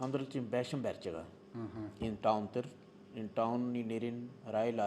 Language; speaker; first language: Mongolian; non-native, learner; Urdu